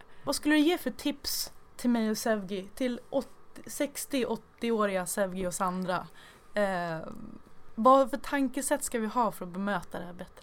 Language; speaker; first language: Swedish; native; Swedish